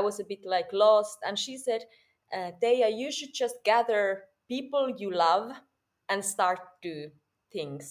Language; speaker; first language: English; non-native, fluent; Finnish